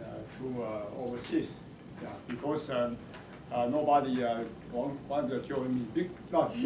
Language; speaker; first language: English; non-native, learner; Chinese